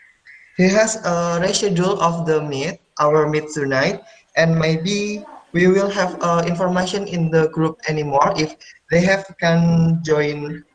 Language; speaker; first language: English; non-native, learner; Indonesian